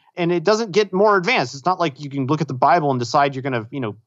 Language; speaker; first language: English; native; English